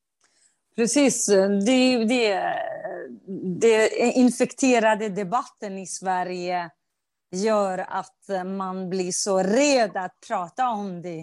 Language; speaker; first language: Swedish; non-native, fluent; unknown